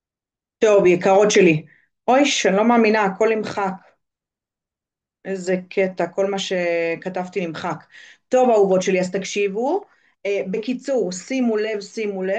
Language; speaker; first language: Hebrew; native; Hebrew